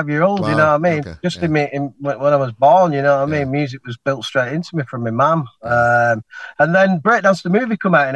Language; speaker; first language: English; native; English